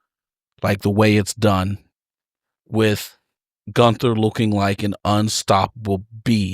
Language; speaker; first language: English; native; English